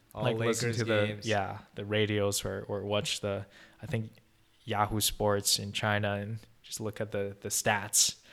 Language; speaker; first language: English; non-native, fluent; Chinese